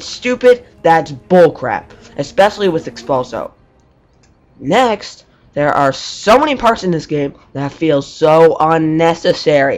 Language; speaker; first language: English; native; English